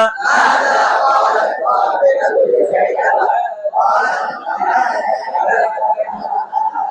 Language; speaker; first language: Arabic; non-native, learner; Bangla